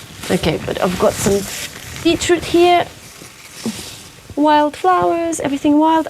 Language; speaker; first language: English; non-native, fluent; Ukrainian